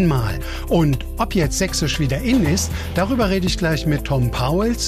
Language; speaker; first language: German; native; German